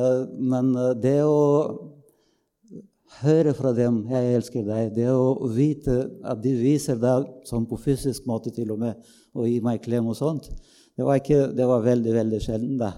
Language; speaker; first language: Norwegian; non-native, fluent; Bulgarian